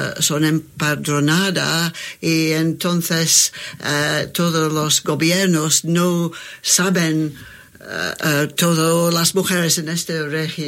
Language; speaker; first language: Spanish; non-native, learner; English